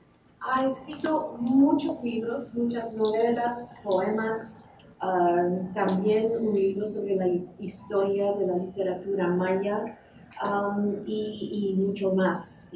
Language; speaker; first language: Spanish; non-native, fluent; English